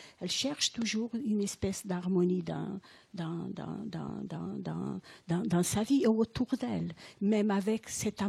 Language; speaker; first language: French; non-native, fluent; Portuguese